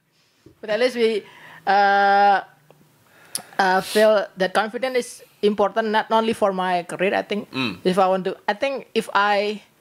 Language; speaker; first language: English; non-native, learner; Indonesian